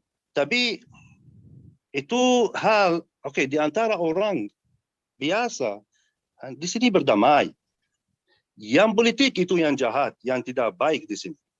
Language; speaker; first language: Indonesian; non-native, fluent; Arabic